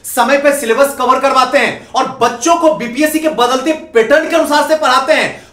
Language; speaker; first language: Hindi; native; Hindi